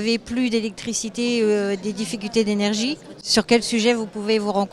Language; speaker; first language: French; native; French